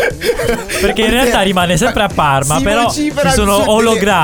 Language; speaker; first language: Italian; native; Italian